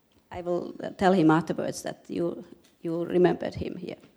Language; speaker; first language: English; non-native, fluent; Finnish